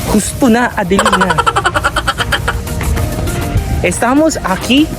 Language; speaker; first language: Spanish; non-native, learner; Filipino